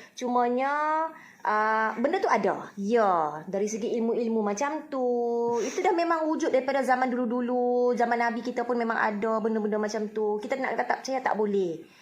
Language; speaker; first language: Malay; native; Malay